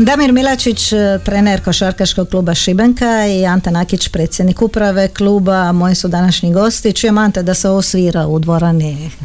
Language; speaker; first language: Croatian; native; Croatian